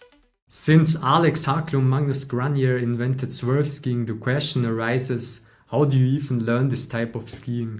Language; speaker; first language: English; non-native, fluent; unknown